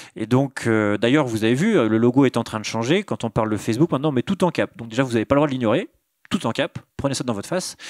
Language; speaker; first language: French; native; French